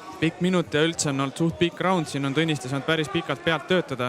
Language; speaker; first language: Estonian; native; Estonian